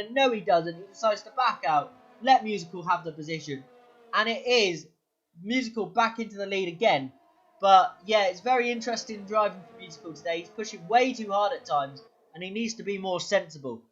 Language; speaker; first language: English; native; English